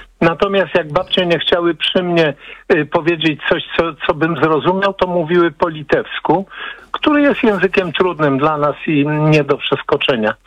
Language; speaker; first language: Polish; native; Polish